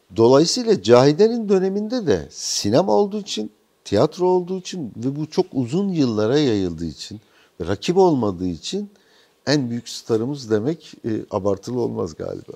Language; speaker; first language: Turkish; native; Turkish